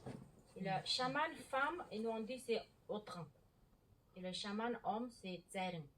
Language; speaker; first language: French; non-native, learner; Mongolian